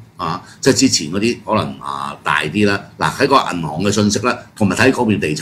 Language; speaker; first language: Cantonese; native; Cantonese